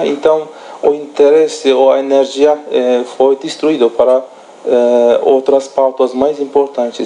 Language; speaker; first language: Portuguese; non-native, fluent; Turkish